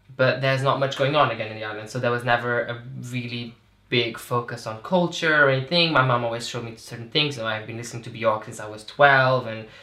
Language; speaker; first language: English; non-native, fluent; Portuguese